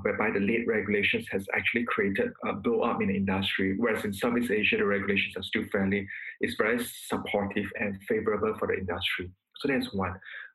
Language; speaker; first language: English; non-native, local second language; Chinese